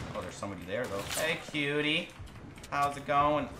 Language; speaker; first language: English; native; English